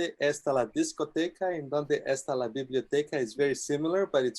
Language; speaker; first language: Spanish; non-native, learner; English